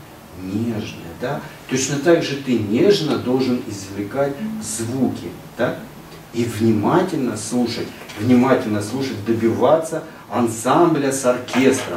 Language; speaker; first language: Russian; native; Russian